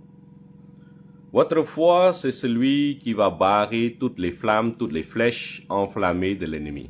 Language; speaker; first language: French; non-native, fluent; Khmer